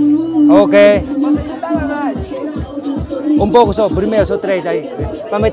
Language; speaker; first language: Portuguese; non-native, learner; Vietnamese